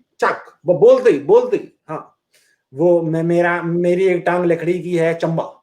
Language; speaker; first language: Hindi; native; Hindi